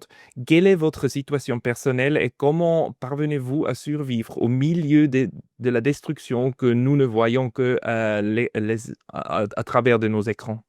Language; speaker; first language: French; non-native, fluent; German